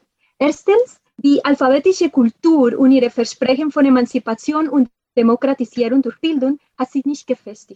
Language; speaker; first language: German; non-native, fluent; Spanish